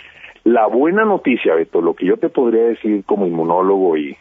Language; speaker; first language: Spanish; native; Spanish